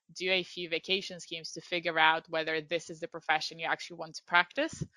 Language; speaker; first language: English; non-native, fluent; Romanian